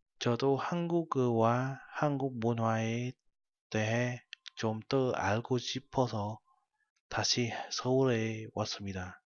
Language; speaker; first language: Korean; non-native, fluent; Vietnamese